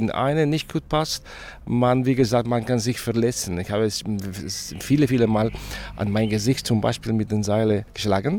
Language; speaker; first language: German; non-native, fluent; Spanish